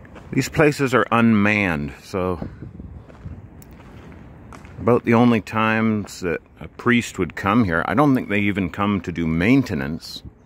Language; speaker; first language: English; native; English